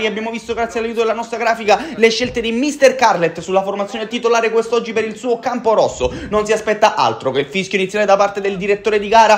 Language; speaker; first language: Italian; native; Italian